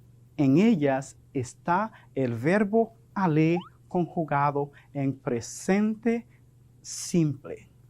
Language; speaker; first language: Spanish; non-native, fluent; French